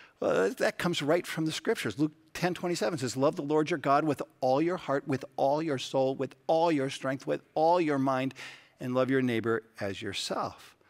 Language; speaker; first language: English; native; English